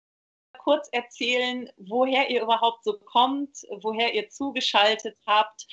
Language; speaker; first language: German; native; German